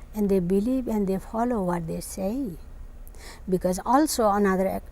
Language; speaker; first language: English; non-native, learner; Nepali